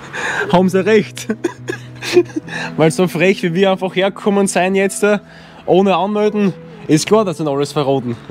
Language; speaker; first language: German; native; German